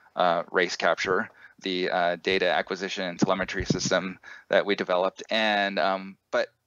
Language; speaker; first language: English; native; English